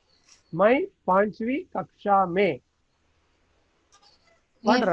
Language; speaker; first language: Hindi; non-native, learner; Tamil